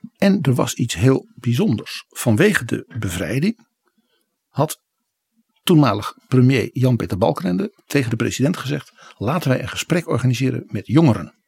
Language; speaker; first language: Dutch; native; Dutch